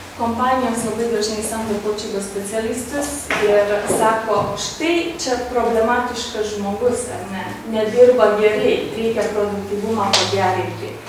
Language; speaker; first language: Lithuanian; non-native, fluent; Hungarian